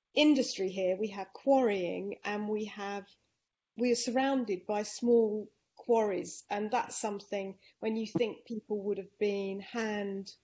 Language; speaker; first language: English; non-native, fluent; Dutch